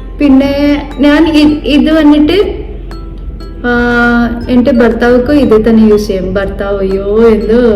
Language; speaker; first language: Malayalam; non-native, fluent; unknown